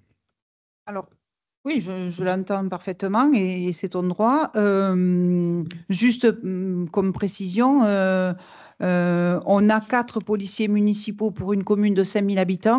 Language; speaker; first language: French; native; French